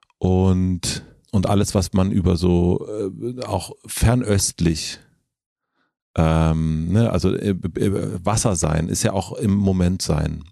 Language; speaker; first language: German; native; German